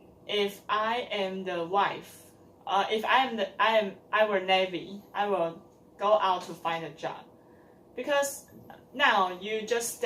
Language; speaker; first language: English; non-native, learner; Chinese